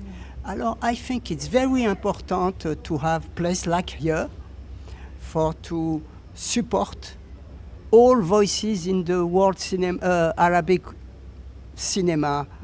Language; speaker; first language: English; non-native, learner; French